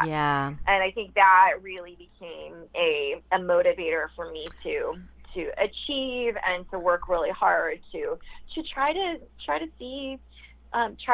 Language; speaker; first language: English; native; English